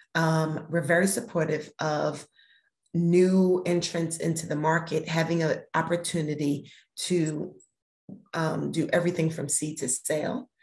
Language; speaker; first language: English; native; English